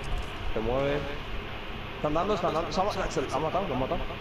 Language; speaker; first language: Spanish; native; Spanish